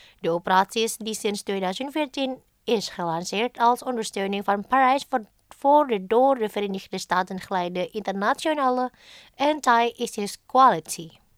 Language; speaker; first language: Dutch; non-native, fluent; Indonesian